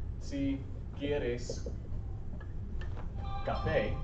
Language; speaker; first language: Spanish; non-native, fluent; English